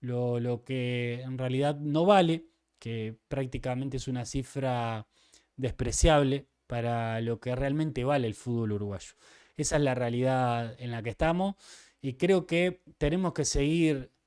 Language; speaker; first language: Spanish; native; Spanish